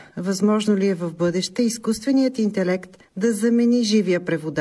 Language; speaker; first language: Bulgarian; native; Bulgarian